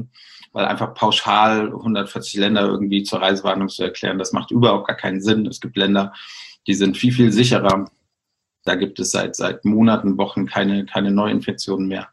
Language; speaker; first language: German; native; German